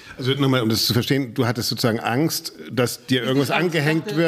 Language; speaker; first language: German; native; German